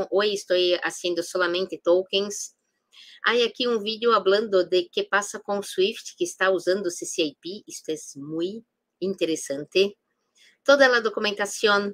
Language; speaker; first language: Spanish; non-native, fluent; Portuguese